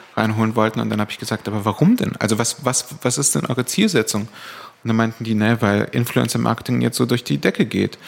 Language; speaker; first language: German; native; German